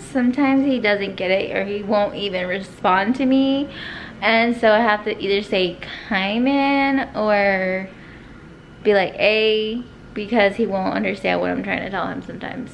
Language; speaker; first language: English; early bilingual, other home language; Spanish